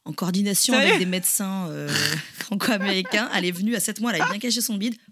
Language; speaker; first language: French; native; French